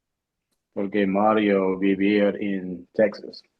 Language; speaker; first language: Spanish; non-native, learner; English